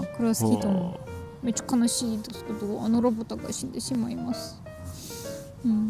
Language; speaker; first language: Japanese; non-native, learner; German